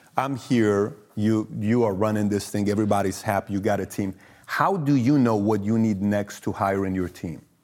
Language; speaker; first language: English; early bilingual, other home language; Persian